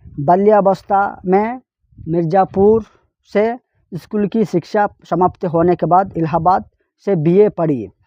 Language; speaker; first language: Hindi; non-native, local second language; Telugu